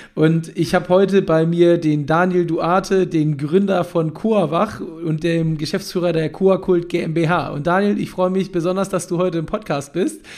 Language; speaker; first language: German; native; German